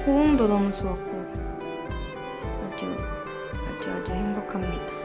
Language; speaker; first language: Korean; native; Korean